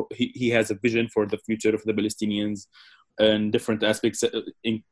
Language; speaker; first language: English; non-native, fluent; Arabic